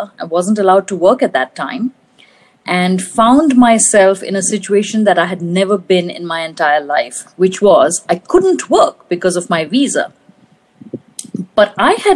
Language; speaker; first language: English; non-native, local second language; Hindi